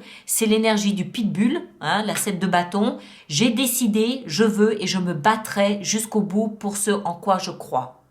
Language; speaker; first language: French; native; French